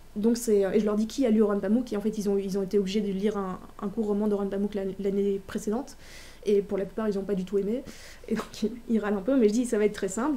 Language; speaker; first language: French; native; French